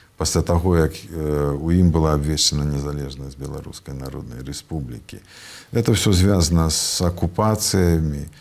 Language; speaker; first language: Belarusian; native; Belarusian